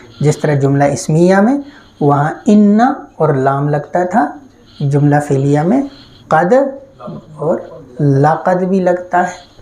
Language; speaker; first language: Urdu; native; Urdu